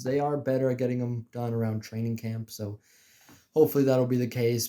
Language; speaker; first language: English; native; English